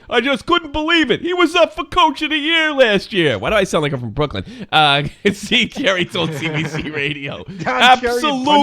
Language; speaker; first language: English; native; English